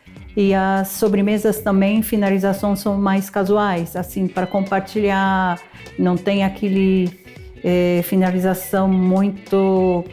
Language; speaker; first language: Portuguese; non-native, fluent; Japanese